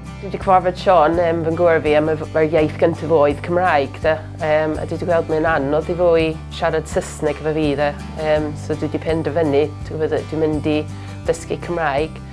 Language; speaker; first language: Welsh; non-native, fluent; English